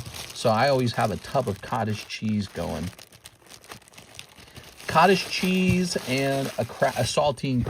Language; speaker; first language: English; native; English